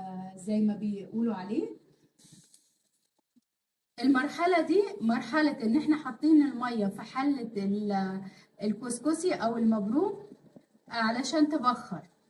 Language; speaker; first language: Arabic; native; Arabic